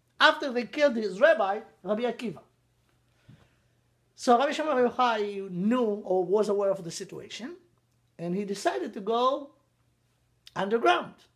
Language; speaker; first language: English; non-native, fluent; Hebrew